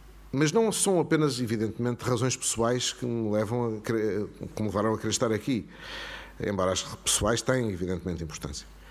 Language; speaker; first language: Portuguese; native; Portuguese